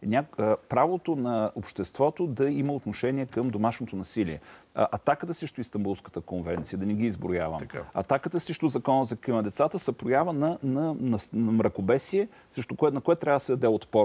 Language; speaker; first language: Bulgarian; native; Bulgarian